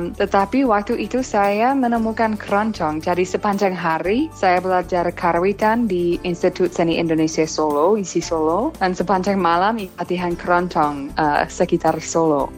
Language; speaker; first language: Indonesian; non-native, fluent; English